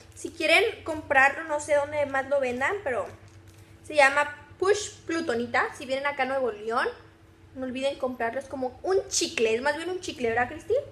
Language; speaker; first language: Spanish; native; Spanish